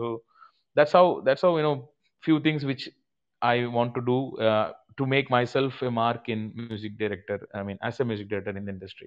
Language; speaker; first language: English; non-native, local second language; Tamil